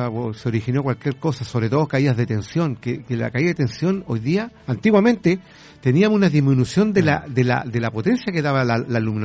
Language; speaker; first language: Spanish; native; Spanish